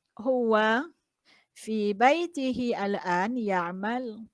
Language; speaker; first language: Arabic; non-native, fluent; Malay